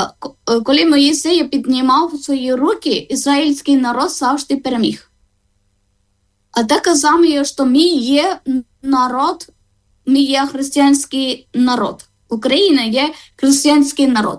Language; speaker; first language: Ukrainian; non-native, learner; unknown